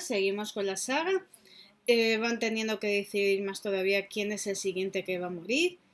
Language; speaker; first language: Spanish; native; Spanish